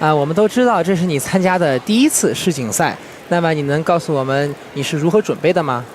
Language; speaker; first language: Chinese; native; Chinese